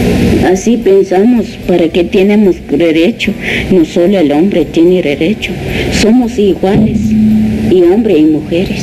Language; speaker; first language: Spanish; non-native, local second language; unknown